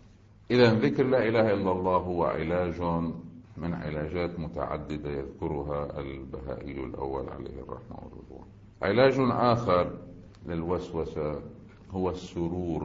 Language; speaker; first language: Arabic; native; Arabic